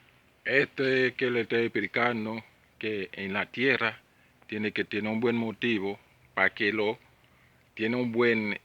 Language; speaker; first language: Spanish; non-native, learner; Haitian Creole